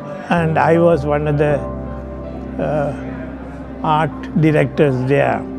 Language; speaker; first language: English; non-native, local second language; Tamil